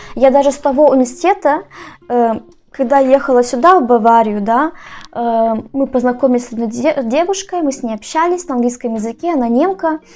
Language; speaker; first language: Russian; native; Russian